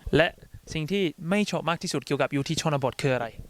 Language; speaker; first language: Thai; early bilingual, other home language; English